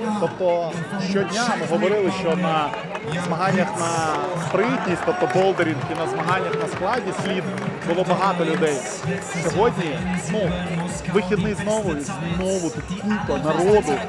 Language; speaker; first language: Ukrainian; native; Ukrainian